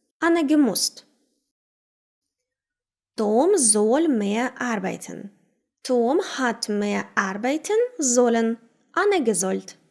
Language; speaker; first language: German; non-native, fluent; Ukrainian